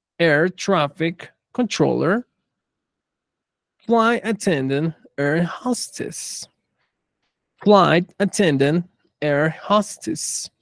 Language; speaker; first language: English; non-native, fluent; Spanish